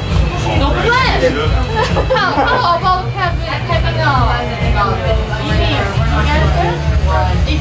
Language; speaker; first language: English; non-native, learner; Korean